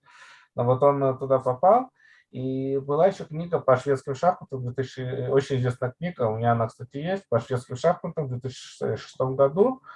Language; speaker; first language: Russian; native; Russian